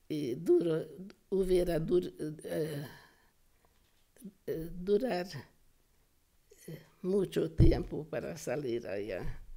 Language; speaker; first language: Spanish; non-native, fluent; Hungarian